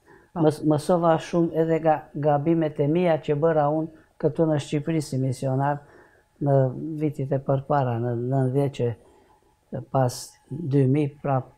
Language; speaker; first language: Albanian; non-native, learner; Hungarian